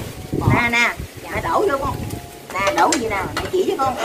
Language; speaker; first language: Vietnamese; native; Vietnamese